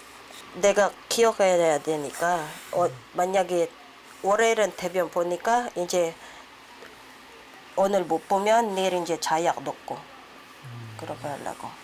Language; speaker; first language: Korean; non-native, learner; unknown